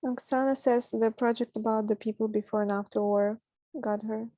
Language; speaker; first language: English; non-native, fluent; Ukrainian